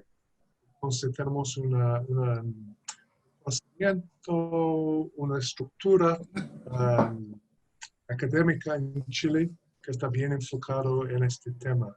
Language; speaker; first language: Spanish; non-native, fluent; English